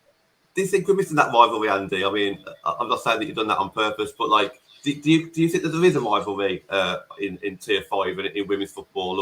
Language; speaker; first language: English; native; English